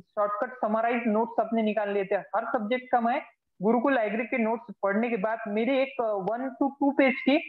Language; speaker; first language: Hindi; non-native, local second language; Marathi